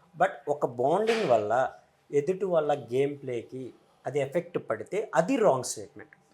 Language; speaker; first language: Telugu; native; Telugu